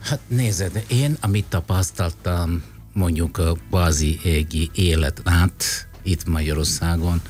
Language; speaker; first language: Hungarian; non-native, fluent; Italian